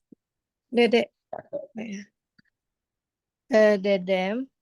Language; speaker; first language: Turkish; non-native, learner; Indonesian